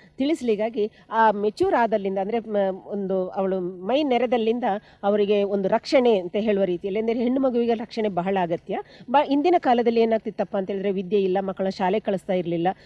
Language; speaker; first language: Kannada; non-native, local second language; Kodava